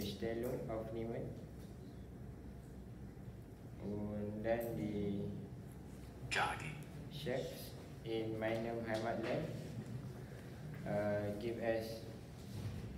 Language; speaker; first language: German; non-native, learner; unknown